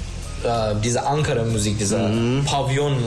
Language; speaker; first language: German; non-native, learner; Turkish